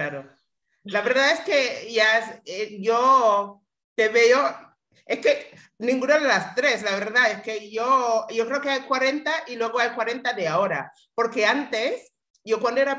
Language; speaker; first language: Spanish; non-native, fluent; English